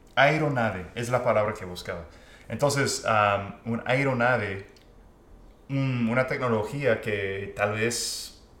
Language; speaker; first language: Spanish; non-native, fluent; English